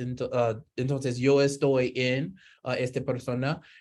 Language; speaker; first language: Spanish; non-native, learner; English